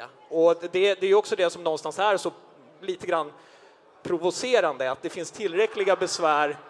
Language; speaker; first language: Swedish; native; Swedish